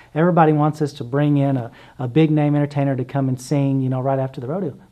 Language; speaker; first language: English; native; English